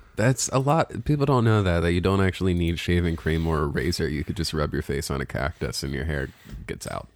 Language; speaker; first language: English; native; English